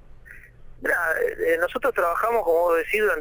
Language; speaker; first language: Spanish; native; Spanish